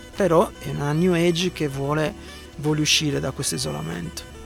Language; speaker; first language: Italian; native; Italian